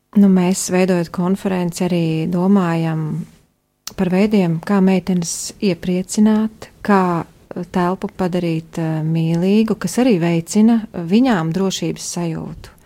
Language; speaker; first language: Latvian; native; Latvian